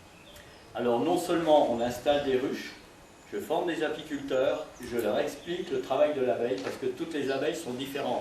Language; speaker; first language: French; native; French